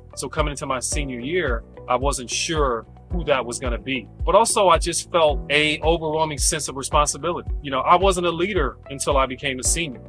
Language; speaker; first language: English; native; English